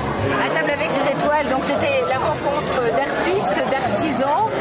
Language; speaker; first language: French; native; French